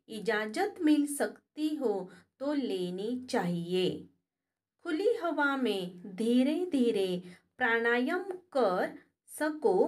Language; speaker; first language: Hindi; non-native, local second language; Marathi